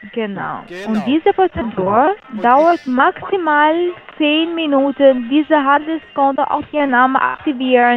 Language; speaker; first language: German; non-native, learner; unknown